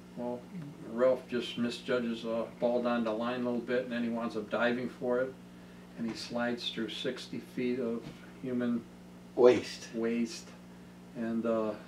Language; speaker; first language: English; native; English